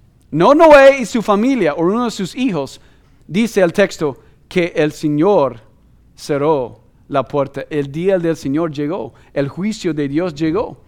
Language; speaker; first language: Spanish; non-native, fluent; English